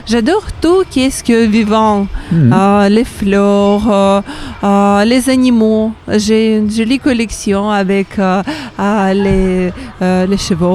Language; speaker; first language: French; non-native, learner; Ukrainian